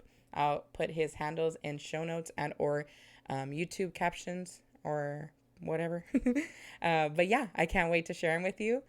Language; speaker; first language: English; native; English